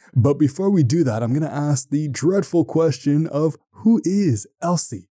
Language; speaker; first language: English; native; English